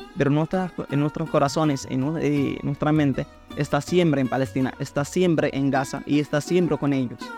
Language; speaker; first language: Spanish; non-native, fluent; Arabic